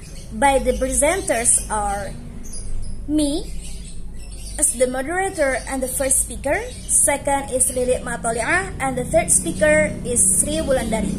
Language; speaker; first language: English; non-native, learner; Javanese